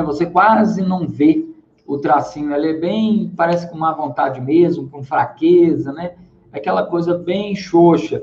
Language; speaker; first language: Portuguese; native; Portuguese